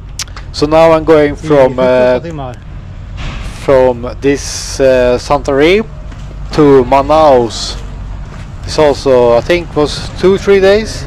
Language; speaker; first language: English; non-native, fluent; Swedish